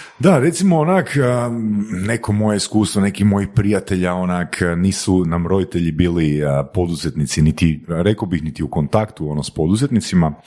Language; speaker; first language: Croatian; native; Croatian